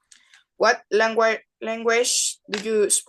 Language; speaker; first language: English; non-native, learner; Spanish